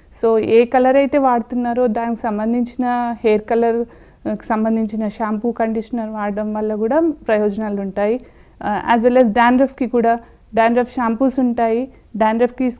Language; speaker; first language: Telugu; native; Telugu